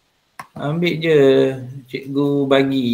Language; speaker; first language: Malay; non-native, local second language; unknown